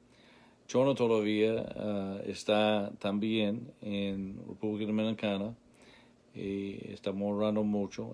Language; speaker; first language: Spanish; non-native, learner; English